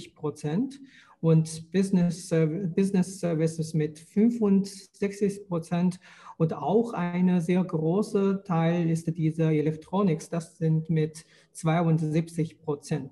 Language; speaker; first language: German; non-native, fluent; Chinese